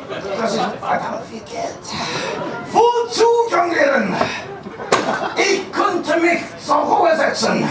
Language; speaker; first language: German; non-native, fluent; English